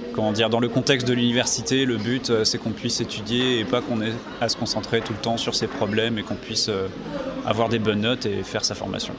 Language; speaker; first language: French; native; French